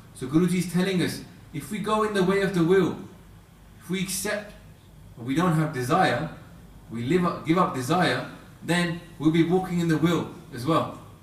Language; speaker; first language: English; native; English